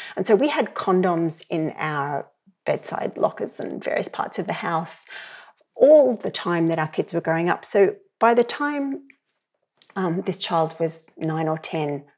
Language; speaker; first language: English; native; English